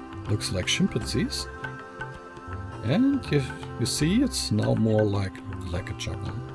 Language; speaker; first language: English; non-native, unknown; German